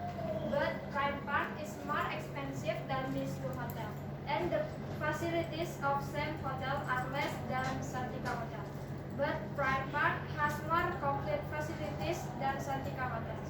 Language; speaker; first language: English; non-native, learner; Indonesian